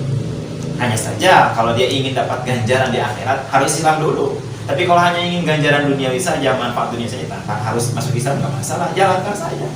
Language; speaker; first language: Indonesian; native; Indonesian